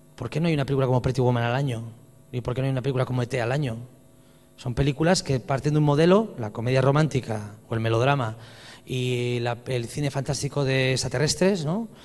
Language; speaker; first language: Spanish; native; Spanish